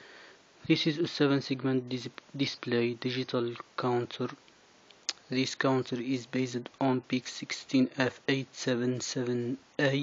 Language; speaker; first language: English; non-native, fluent; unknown